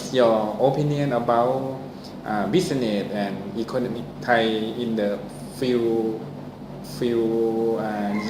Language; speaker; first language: English; non-native, learner; Thai